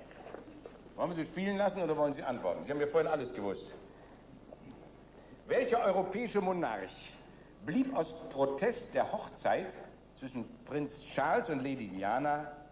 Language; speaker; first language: German; native; German